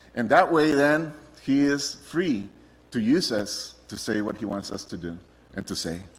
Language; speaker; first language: English; non-native, fluent; Spanish